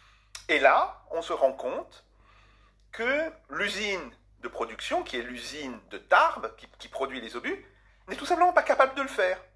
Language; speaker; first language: French; native; French